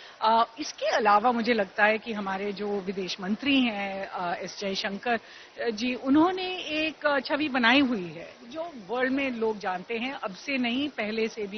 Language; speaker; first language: Hindi; native; Hindi